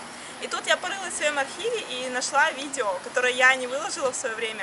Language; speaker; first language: Russian; native; Russian